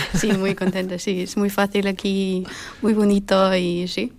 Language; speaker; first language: Spanish; non-native, learner; German